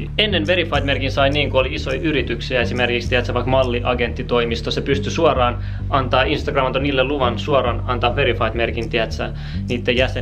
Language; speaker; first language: Finnish; native; Finnish